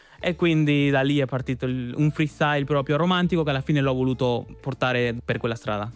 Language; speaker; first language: Italian; non-native, fluent; Spanish